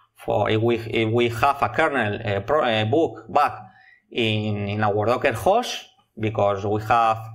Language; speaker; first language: English; non-native, learner; Spanish